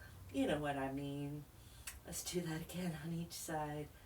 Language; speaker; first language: English; native; English